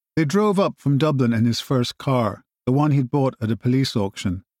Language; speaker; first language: English; native; English